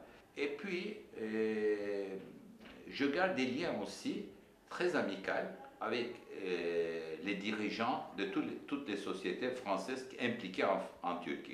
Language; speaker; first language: French; non-native, fluent; Turkish